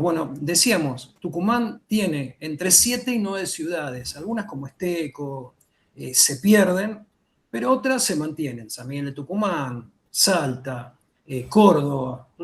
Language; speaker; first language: Spanish; native; Spanish